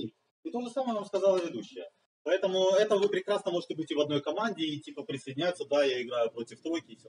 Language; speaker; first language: Russian; native; Russian